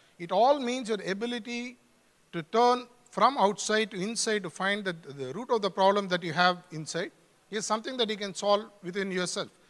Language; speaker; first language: English; non-native, local second language; Tamil